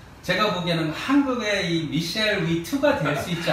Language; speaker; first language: Korean; native; Korean